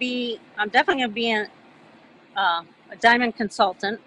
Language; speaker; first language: English; native; English